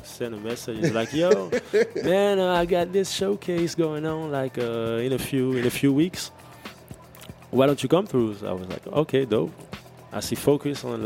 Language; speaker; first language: English; non-native, fluent; French